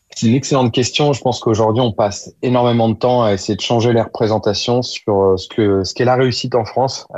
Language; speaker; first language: French; native; French